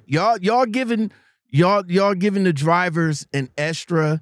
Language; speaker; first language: English; native; English